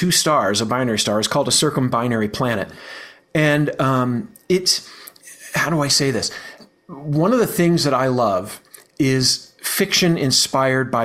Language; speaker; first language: English; native; English